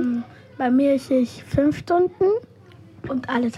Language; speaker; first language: German; non-native, learner; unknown